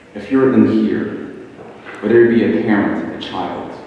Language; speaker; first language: English; native; English